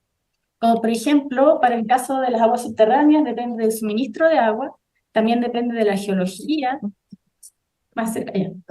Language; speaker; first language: Spanish; native; Spanish